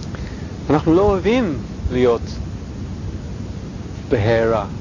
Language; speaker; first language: Hebrew; non-native, fluent; English